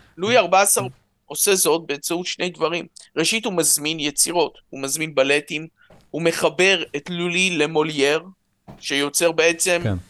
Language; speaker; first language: Hebrew; early bilingual, other home language; Russian